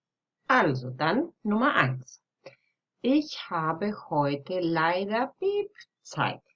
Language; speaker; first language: German; non-native, fluent; Spanish